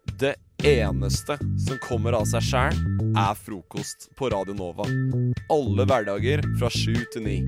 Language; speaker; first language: Norwegian; native; Norwegian